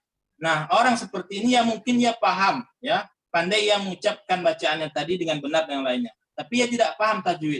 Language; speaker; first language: Indonesian; native; Indonesian